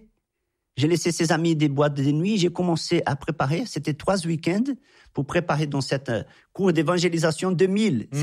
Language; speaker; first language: French; non-native, fluent; Portuguese